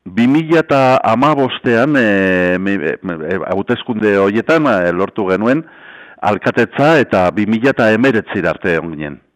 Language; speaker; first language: Basque; native; Basque